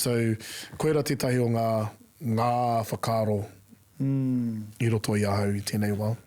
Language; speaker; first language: Māori; non-native, local second language; English